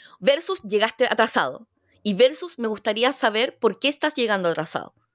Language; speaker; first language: Spanish; early bilingual, other home language; Korean